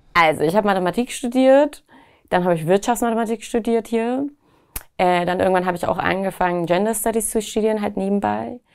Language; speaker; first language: German; non-native, fluent; Persian